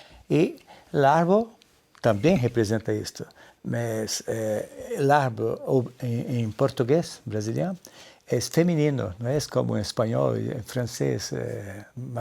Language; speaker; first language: Spanish; non-native, learner; Portuguese